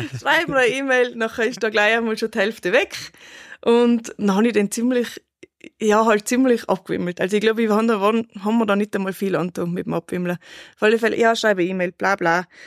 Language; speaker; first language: German; native; German